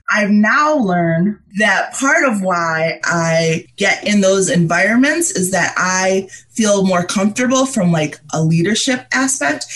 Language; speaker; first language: English; native; English